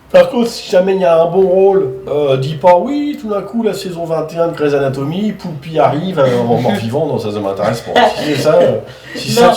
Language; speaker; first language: French; native; French